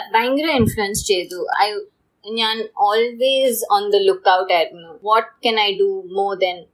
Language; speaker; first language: Malayalam; early bilingual, heritage; Malayalam